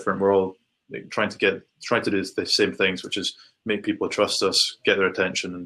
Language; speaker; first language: English; native; English